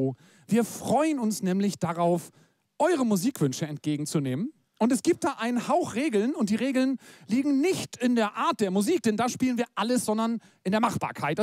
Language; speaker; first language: German; native; German